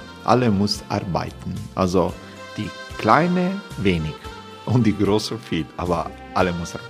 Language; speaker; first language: German; non-native, learner; Croatian